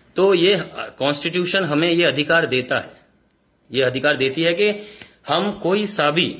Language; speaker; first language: Hindi; non-native, local second language; Bangla